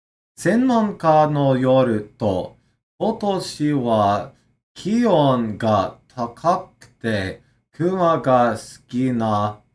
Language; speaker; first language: Japanese; non-native, learner; English